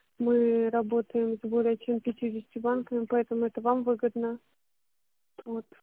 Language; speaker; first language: Russian; native; Russian